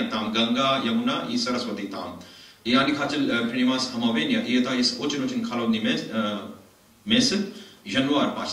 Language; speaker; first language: Russian; non-native, learner; Hindi